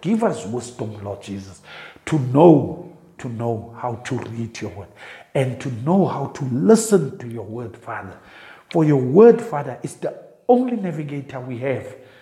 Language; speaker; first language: English; non-native, local second language; Afrikaans